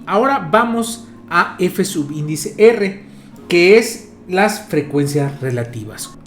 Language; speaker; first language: Spanish; native; Spanish